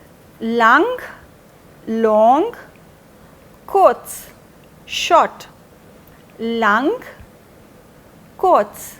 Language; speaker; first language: German; non-native, fluent; Hindi